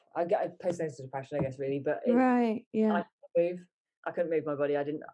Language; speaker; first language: English; native; English